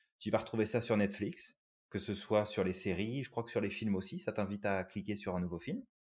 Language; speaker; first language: French; native; French